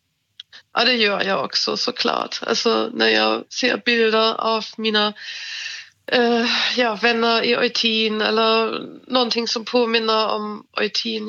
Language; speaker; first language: Swedish; non-native, fluent; German